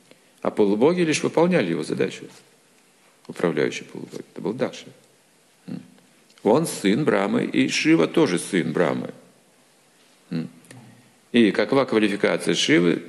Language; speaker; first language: Russian; native; Russian